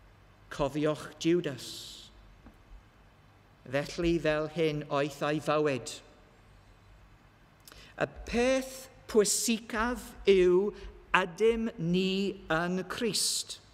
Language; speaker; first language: Welsh; non-native, learner; English